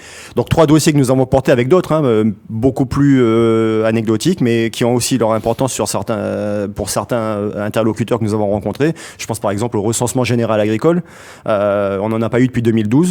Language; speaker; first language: French; native; French